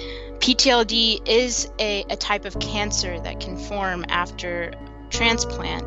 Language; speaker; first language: English; native; English